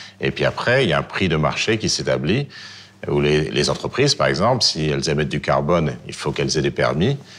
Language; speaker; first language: French; native; French